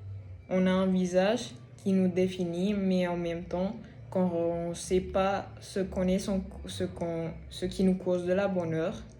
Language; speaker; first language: French; non-native, fluent; Spanish